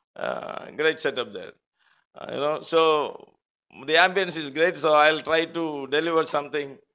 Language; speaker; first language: English; non-native, local second language; Malayalam